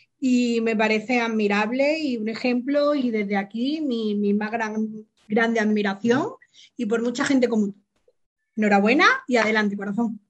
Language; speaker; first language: Spanish; native; Spanish